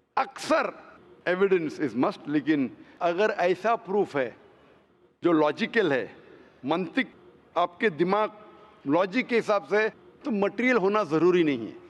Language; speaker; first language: Hindi; non-native, local second language; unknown